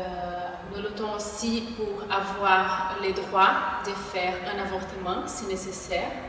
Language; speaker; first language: French; non-native, fluent; Portuguese